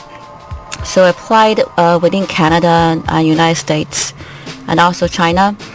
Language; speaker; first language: English; non-native, fluent; Chinese